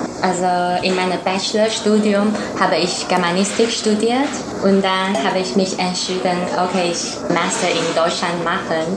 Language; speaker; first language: German; non-native, learner; Chinese